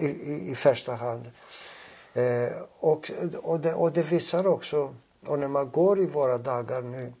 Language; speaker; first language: Swedish; non-native, fluent; Greek